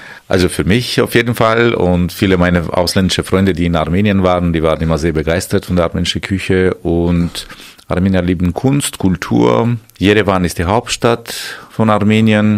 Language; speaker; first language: German; non-native, fluent; Armenian